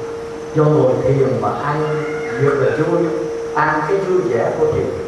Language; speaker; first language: Vietnamese; native; Vietnamese